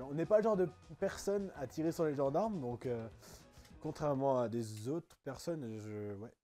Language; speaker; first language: French; native; French